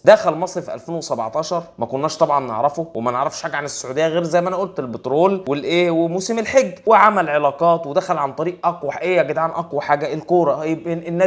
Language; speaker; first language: Arabic; native; Arabic